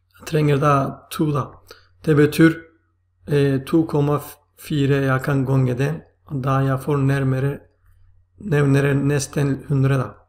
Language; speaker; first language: Swedish; non-native, fluent; Turkish